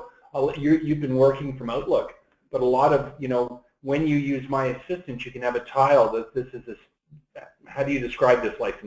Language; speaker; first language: English; native; English